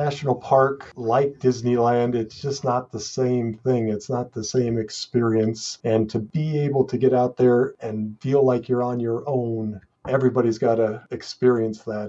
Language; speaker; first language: English; native; English